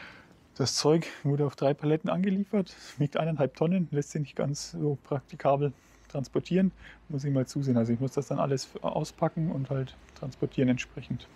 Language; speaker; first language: German; native; German